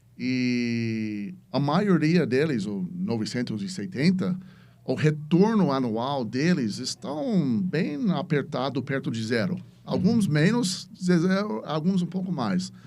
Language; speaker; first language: Portuguese; non-native, fluent; English